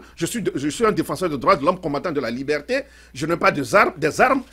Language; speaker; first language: French; non-native, local second language; Ewe